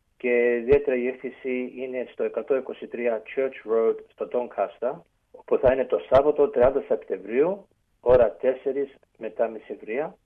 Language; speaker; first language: Greek; early bilingual, heritage; Greek